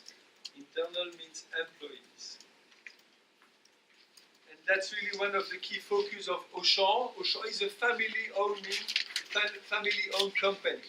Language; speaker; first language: English; non-native, fluent; French